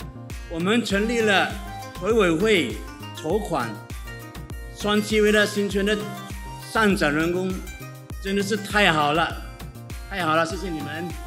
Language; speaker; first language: Chinese; native; Chinese